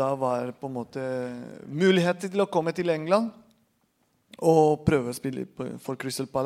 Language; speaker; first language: Norwegian; non-native, fluent; Spanish